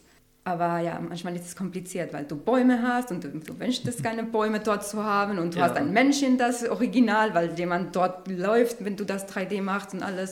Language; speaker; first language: German; non-native, learner; Spanish